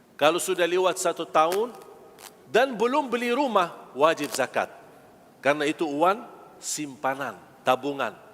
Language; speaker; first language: Malay; non-native, fluent; Arabic